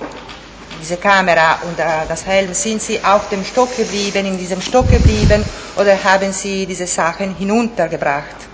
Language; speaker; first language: German; non-native, fluent; Italian